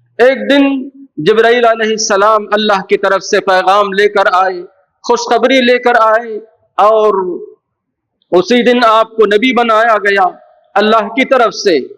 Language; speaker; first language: Urdu; native; Urdu